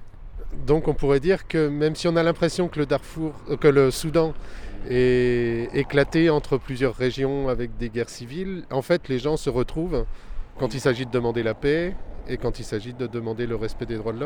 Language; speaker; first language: French; native; French